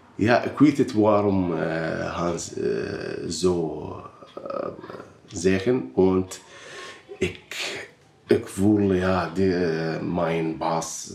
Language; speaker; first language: Dutch; non-native, learner; Arabic